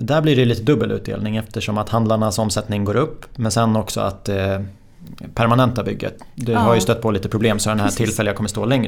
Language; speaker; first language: Swedish; native; Swedish